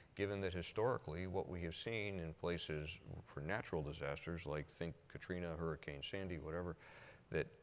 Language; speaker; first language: English; native; English